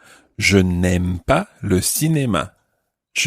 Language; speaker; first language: French; non-native, fluent; English